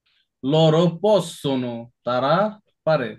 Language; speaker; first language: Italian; non-native, fluent; Bangla